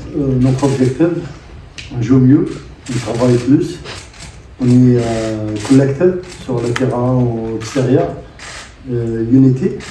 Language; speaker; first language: French; non-native, learner; Arabic